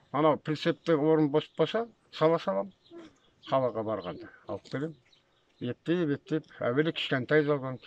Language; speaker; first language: Kazakh; native; Kazakh